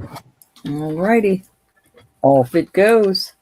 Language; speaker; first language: English; native; English